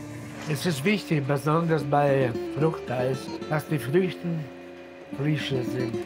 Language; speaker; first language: German; non-native, fluent; Italian